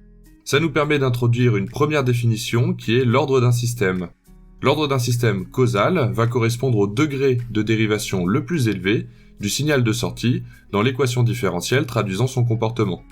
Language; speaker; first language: French; native; French